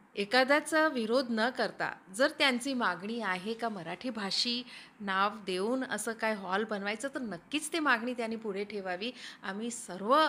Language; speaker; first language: Marathi; non-native, local second language; Hindi